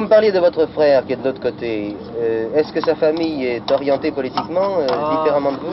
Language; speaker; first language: French; native; French